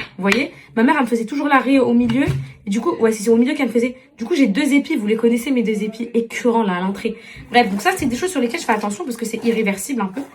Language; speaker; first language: French; non-native, local second language; Arabic